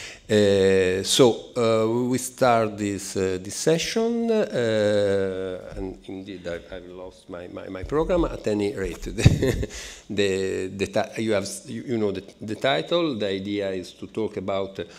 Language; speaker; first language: English; non-native, fluent; Italian